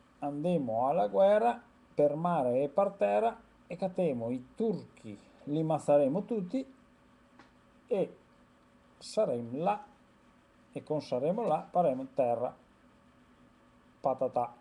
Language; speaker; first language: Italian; native; Italian